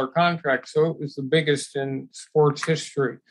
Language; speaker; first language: English; native; English